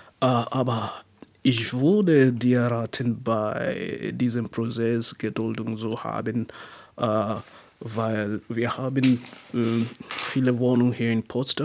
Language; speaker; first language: German; non-native, learner; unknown